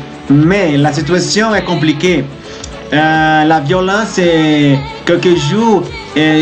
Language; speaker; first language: French; non-native, learner; Spanish